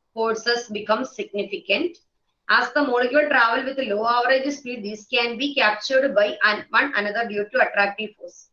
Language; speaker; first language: English; non-native, local second language; Malayalam